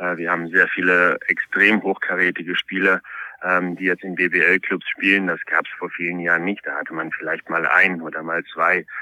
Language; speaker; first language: German; non-native, fluent; Polish